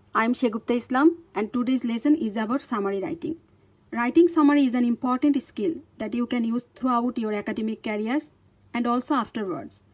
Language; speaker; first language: English; non-native, local second language; Bangla